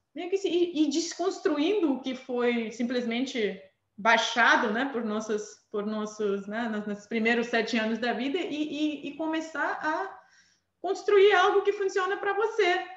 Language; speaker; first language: Portuguese; non-native, fluent; Armenian